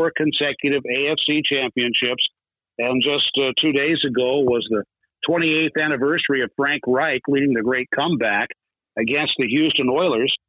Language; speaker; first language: English; native; English